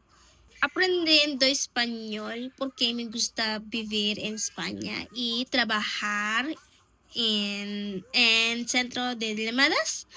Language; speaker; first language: Spanish; non-native, learner; Filipino